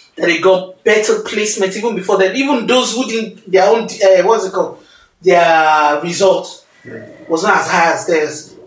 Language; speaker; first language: English; non-native, local second language; Yoruba